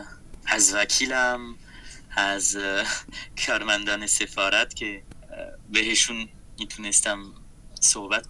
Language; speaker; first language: Persian; non-native, fluent; French